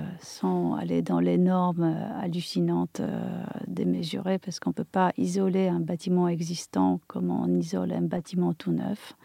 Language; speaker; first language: French; non-native, fluent; Polish